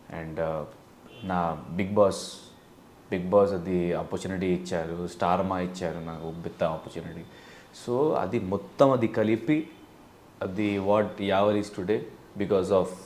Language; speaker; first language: Telugu; non-native, learner; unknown